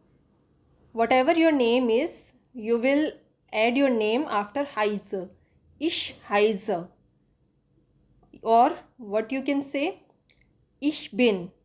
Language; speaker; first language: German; non-native, fluent; Hindi